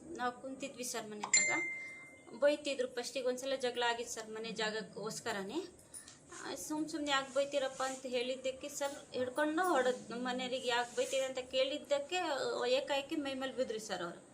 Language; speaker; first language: Kannada; non-native, local second language; Lambadi